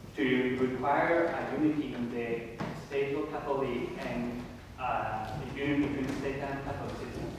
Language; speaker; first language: English; non-native, fluent; Italian